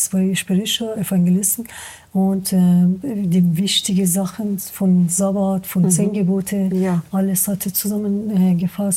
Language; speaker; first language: German; non-native, learner; Persian